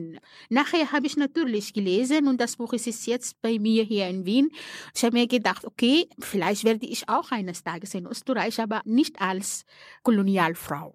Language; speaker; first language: German; non-native, fluent; Arabic